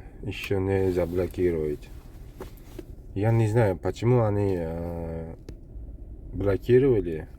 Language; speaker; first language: Russian; non-native, learner; Uzbek